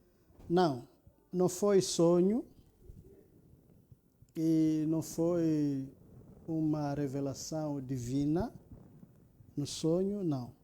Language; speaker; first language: Portuguese; non-native, local second language; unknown